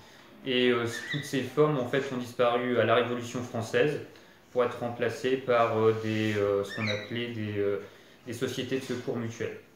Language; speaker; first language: French; native; French